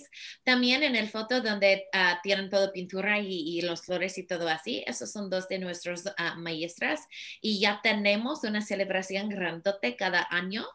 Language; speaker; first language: Spanish; non-native, fluent; English